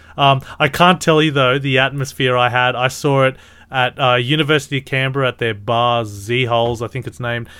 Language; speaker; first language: English; early bilingual, other home language; Filipino